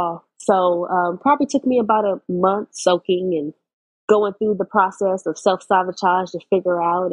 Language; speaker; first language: English; native; English